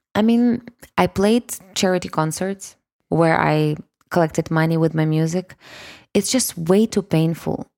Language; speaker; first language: English; non-native, fluent; Russian